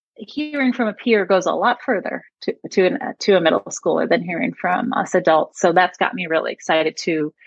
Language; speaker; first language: English; native; English